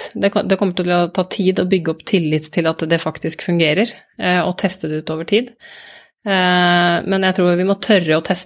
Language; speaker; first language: Norwegian; native; Norwegian